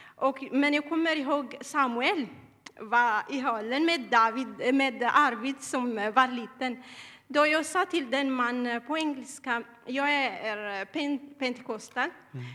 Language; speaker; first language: Swedish; non-native, learner; Tigrinya